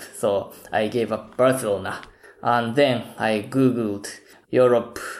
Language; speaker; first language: English; non-native, fluent; Japanese